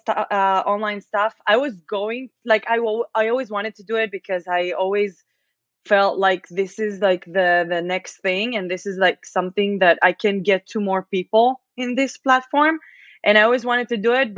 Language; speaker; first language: English; non-native, fluent; Hebrew